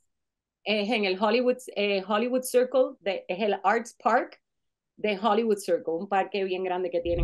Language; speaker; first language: Spanish; native; Spanish